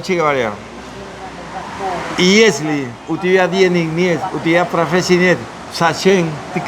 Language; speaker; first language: Russian; non-native, learner; Spanish